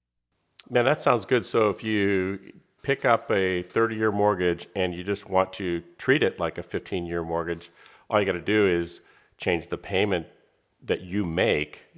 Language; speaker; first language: English; native; English